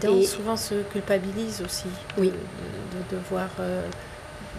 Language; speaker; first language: French; native; French